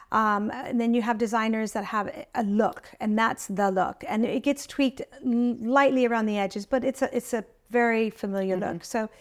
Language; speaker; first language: English; early bilingual, other home language; Italian